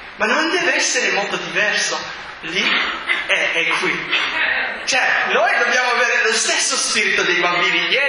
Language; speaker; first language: Italian; non-native, fluent; English